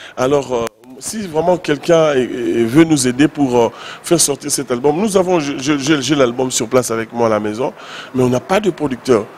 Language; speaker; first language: French; non-native, local second language; Lingala